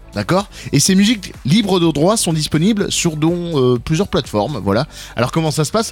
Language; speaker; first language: French; native; French